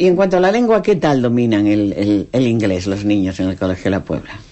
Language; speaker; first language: Spanish; native; Spanish